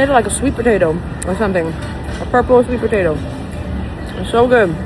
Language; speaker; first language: English; native; English